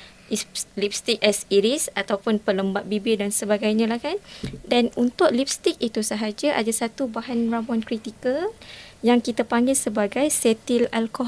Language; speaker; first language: Malay; native; Malay